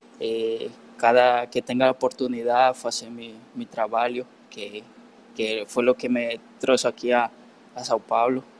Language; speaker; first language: Portuguese; non-native, learner; Spanish